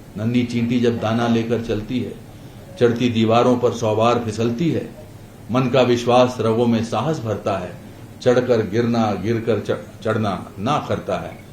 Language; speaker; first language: Hindi; native; Hindi